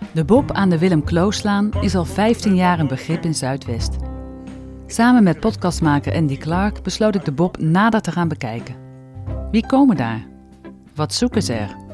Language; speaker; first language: Dutch; native; Dutch